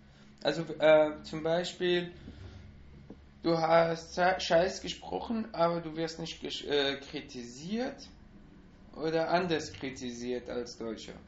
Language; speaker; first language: German; non-native, learner; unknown